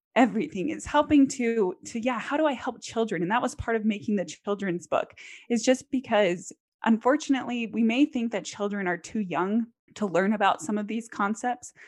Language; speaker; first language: English; native; English